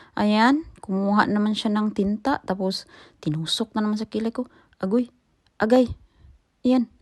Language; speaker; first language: Filipino; non-native, local second language; Cebuano